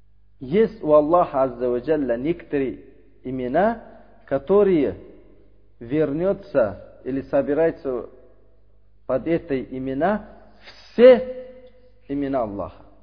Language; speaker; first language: Russian; non-native, learner; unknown